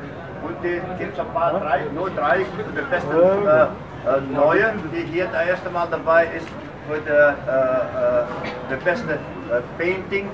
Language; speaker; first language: German; non-native, learner; Dutch